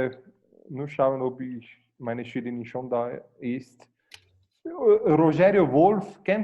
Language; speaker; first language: German; non-native, fluent; Portuguese